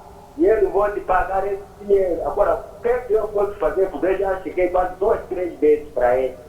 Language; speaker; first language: Portuguese; non-native, local second language; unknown